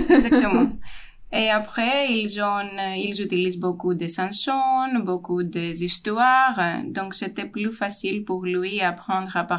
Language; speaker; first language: French; non-native, fluent; Greek